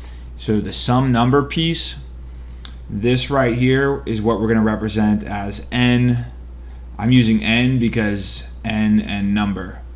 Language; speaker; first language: English; native; English